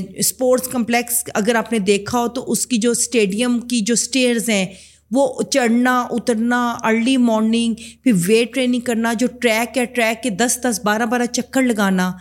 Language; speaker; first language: Urdu; native; Urdu